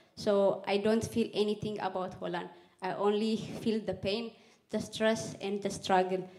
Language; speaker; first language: English; non-native, fluent; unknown